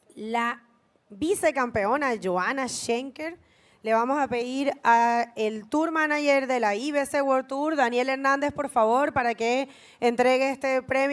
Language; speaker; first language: Spanish; native; Spanish